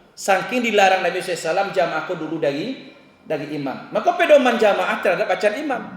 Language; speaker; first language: Malay; non-native, local second language; Minangkabau